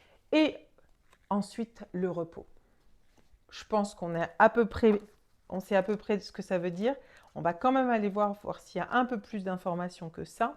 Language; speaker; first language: French; native; French